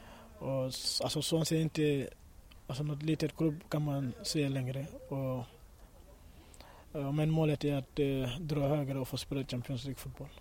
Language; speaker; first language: Swedish; early bilingual, other home language; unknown